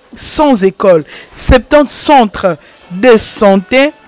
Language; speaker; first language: French; non-native, local second language; Lingala